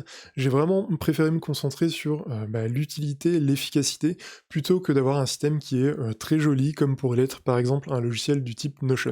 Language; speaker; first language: French; native; French